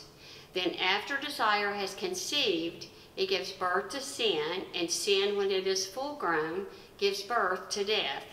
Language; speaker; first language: English; native; English